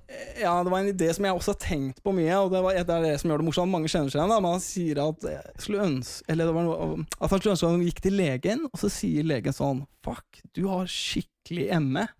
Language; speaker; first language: Norwegian; early bilingual, other home language; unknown